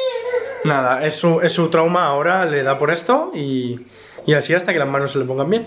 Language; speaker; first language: Spanish; native; Spanish